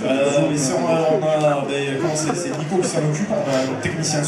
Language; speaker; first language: French; native; French